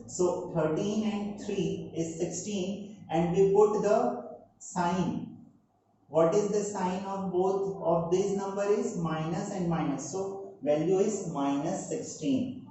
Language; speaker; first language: English; non-native, local second language; Hindi